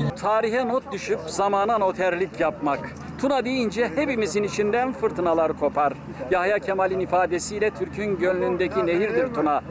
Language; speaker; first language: Turkish; native; Turkish